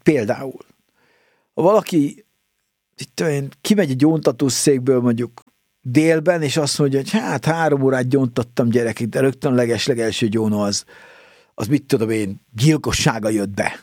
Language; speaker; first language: Hungarian; native; Hungarian